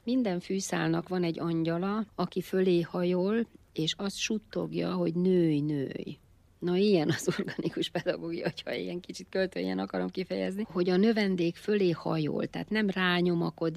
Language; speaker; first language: Hungarian; native; Hungarian